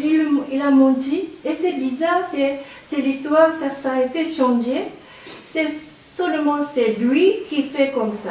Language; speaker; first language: French; non-native, learner; Japanese